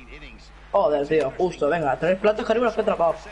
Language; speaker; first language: Spanish; native; Spanish